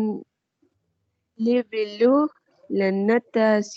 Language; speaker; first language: French; non-native, learner; Spanish